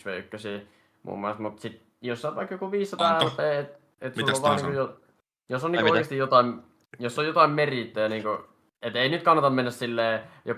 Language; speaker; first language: Finnish; native; Finnish